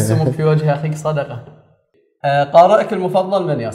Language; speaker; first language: Arabic; native; Arabic